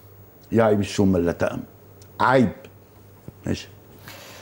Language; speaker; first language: Arabic; native; Arabic